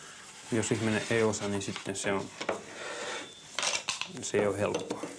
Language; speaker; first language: Finnish; non-native, fluent; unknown